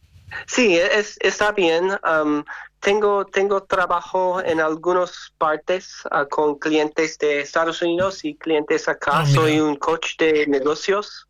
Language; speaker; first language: Spanish; non-native, fluent; English